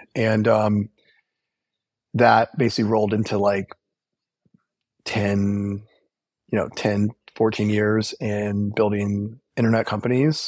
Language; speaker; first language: English; native; English